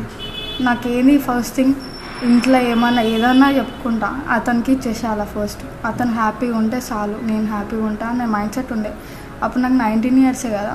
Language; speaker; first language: Telugu; native; Telugu